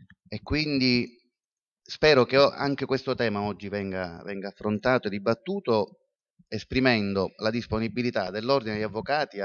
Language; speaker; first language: Italian; native; Italian